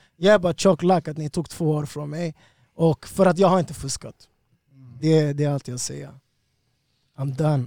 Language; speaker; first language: Swedish; early bilingual, other home language; Spanish